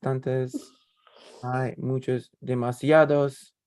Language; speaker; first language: Spanish; non-native, learner; English